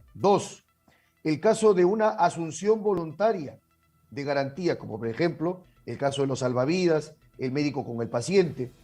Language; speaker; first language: Spanish; native; Spanish